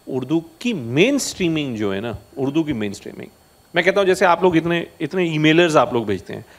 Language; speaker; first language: Hindi; native; Hindi